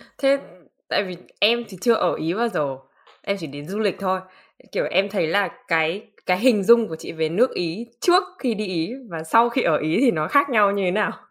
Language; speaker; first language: Vietnamese; native; Vietnamese